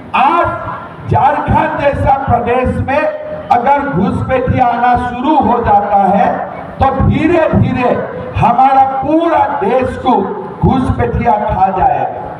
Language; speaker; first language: Hindi; non-native, local second language; Assamese